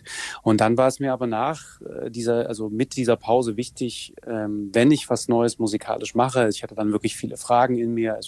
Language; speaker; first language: German; native; German